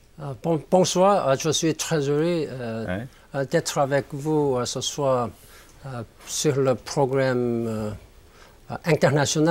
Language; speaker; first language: French; non-native, learner; Korean